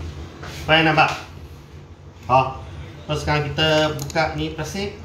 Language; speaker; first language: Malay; non-native, local second language; Chinese